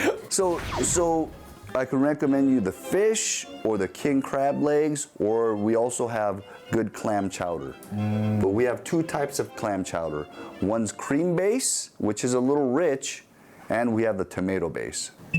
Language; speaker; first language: English; early bilingual, other home language; Korean